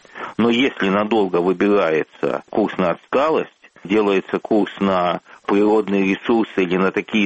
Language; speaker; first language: Russian; native; Russian